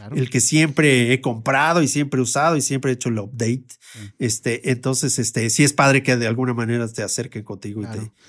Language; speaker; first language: Spanish; native; Spanish